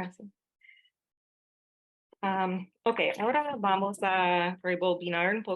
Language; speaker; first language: Spanish; non-native, fluent; English